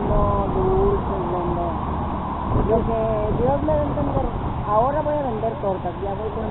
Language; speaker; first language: Spanish; native; Spanish